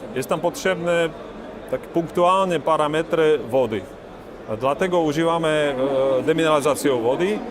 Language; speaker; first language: Polish; non-native, learner; Slovak